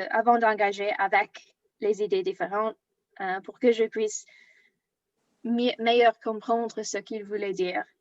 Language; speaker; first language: French; non-native, learner; English